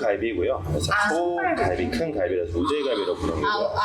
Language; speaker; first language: Korean; native; Korean